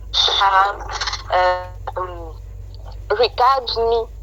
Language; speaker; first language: English; non-native, learner; French